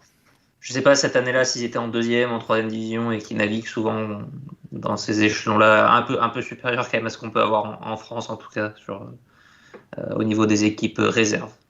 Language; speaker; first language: French; native; French